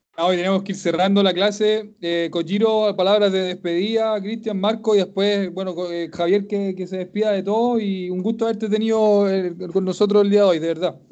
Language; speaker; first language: Spanish; native; Spanish